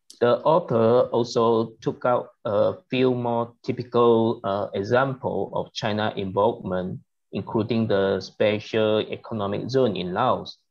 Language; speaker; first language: English; non-native, learner; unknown